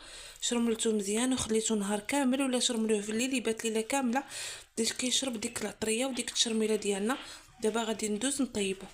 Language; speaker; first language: Arabic; native; Arabic